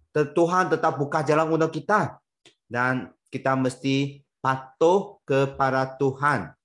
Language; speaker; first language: Malay; non-native, local second language; Chinese